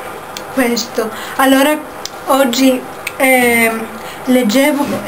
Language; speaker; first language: Italian; non-native, fluent; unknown